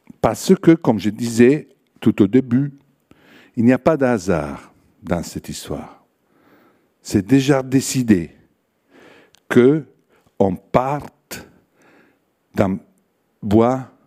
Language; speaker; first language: French; non-native, fluent; Italian